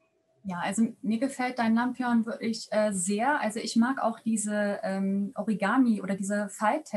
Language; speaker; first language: German; native; German